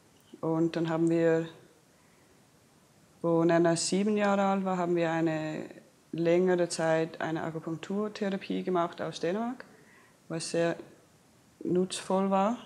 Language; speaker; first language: German; non-native, fluent; Danish